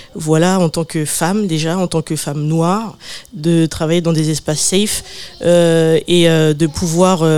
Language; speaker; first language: French; native; French